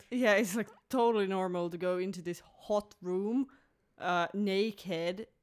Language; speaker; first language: English; non-native, fluent; Finnish